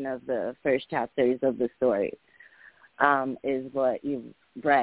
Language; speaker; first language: English; early bilingual, other home language; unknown